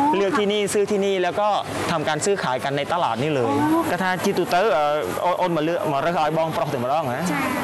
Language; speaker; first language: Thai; non-native, fluent; Khmer